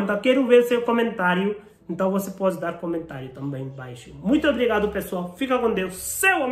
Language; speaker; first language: Portuguese; non-native, learner; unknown